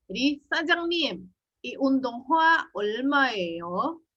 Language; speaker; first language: Korean; non-native, fluent; Indonesian